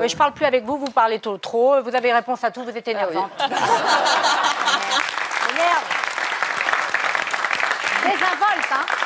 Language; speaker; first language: French; native; French